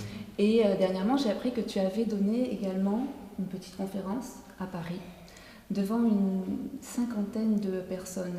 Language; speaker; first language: French; native; French